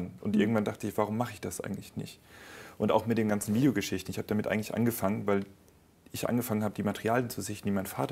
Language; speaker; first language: German; native; German